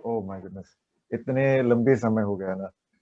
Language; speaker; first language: Hindi; non-native, learner; Chinese